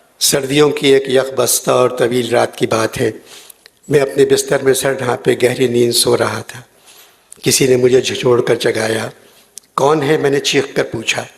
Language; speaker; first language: Urdu; native; Urdu